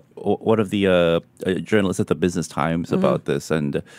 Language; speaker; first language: English; non-native, local second language; Filipino